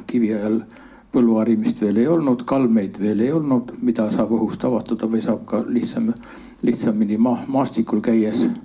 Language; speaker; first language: Estonian; native; Estonian